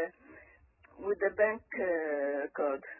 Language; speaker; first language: English; early bilingual, other home language; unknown